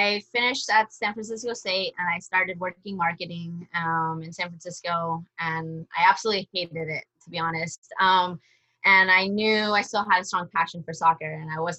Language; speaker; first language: English; early bilingual, other home language; Spanish